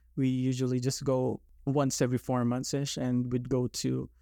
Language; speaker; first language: English; non-native, local second language; Filipino